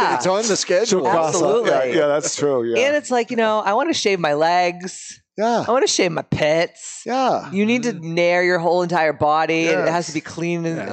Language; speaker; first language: English; native; English